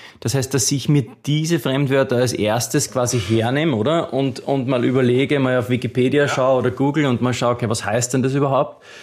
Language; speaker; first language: German; native; German